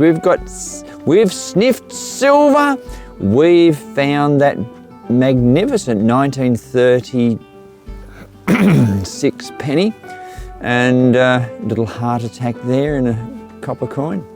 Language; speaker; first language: English; native; English